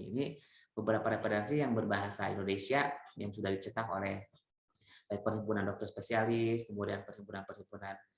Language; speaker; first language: Indonesian; native; Indonesian